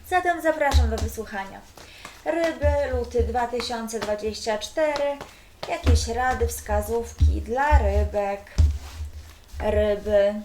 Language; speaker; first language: Polish; native; Polish